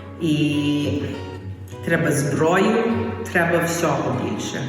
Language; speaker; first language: Ukrainian; early bilingual, heritage; Ukrainian